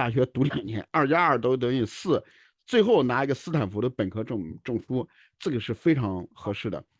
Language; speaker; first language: Chinese; native; Chinese